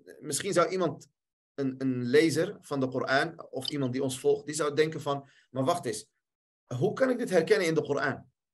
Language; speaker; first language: Dutch; early bilingual, other home language; Arabic